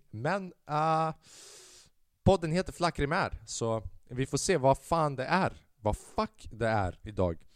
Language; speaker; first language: Swedish; early bilingual, other home language; Albanian